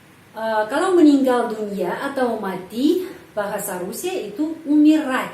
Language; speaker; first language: Indonesian; non-native, fluent; Russian